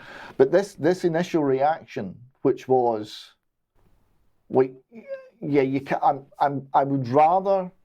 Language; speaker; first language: English; native; English